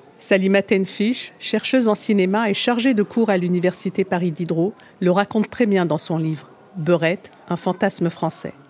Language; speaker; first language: French; early bilingual, other home language; Arabic